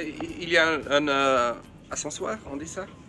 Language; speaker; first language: French; non-native, fluent; Dutch